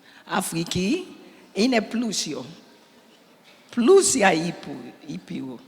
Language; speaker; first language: Greek; non-native, learner; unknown